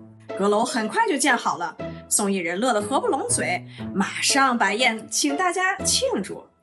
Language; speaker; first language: Chinese; native; Chinese